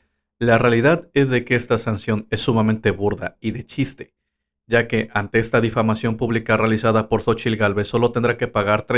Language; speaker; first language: Spanish; native; Spanish